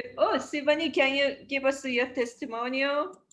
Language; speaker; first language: English; non-native, learner; Japanese